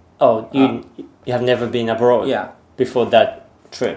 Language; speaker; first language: English; non-native, fluent; Japanese